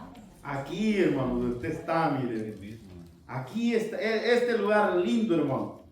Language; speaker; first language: Spanish; native; Spanish